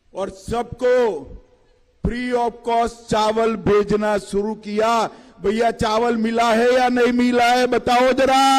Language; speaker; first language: Hindi; native; Hindi